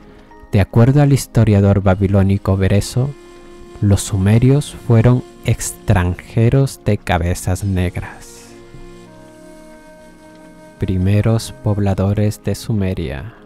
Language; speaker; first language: Spanish; native; Spanish